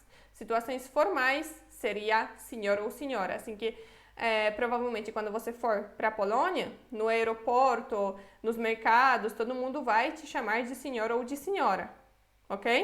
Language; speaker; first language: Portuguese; non-native, fluent; Polish